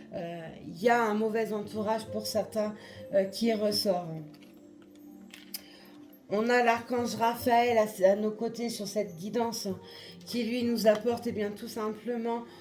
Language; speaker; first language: French; native; French